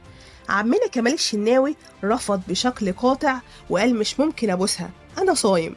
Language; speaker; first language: Arabic; native; Arabic